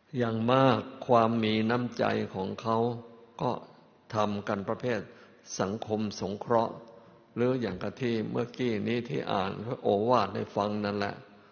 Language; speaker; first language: Thai; native; Thai